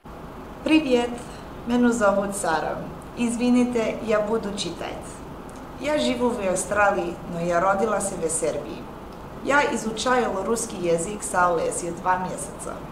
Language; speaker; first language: Russian; non-native, learner; Serbian